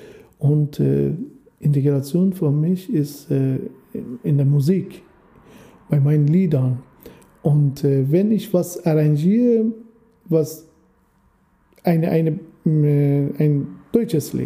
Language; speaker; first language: German; non-native, learner; Persian